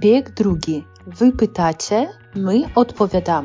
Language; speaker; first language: Polish; non-native, fluent; Russian